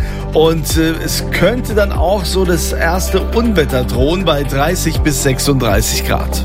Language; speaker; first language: German; native; German